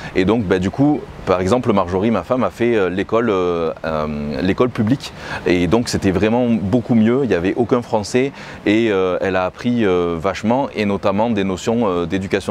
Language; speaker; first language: French; native; French